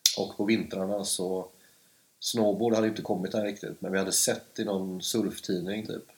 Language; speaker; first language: Swedish; native; Swedish